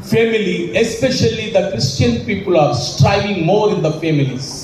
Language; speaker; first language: English; non-native, local second language; Telugu